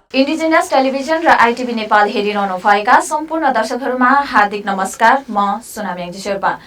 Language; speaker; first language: Nepali; non-native, local second language; Sherpa